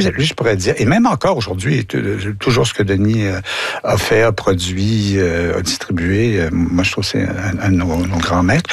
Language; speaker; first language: French; native; French